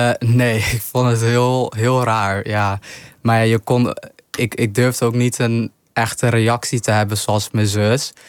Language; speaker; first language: Dutch; early bilingual, other home language; Somali